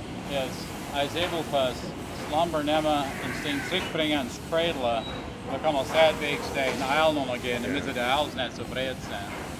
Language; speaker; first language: English; early bilingual, other home language; Pennsylvania German